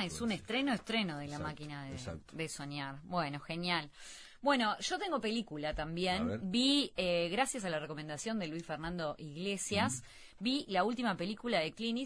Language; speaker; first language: Spanish; native; Spanish